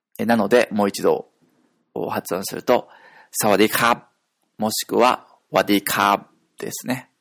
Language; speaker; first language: Japanese; native; Japanese